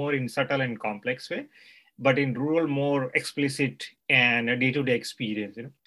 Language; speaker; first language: English; non-native, local second language; Gujarati